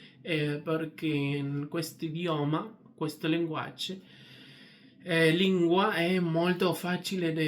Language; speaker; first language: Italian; non-native, learner; Spanish